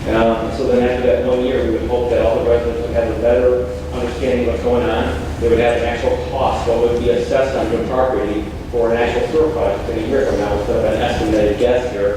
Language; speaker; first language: English; native; English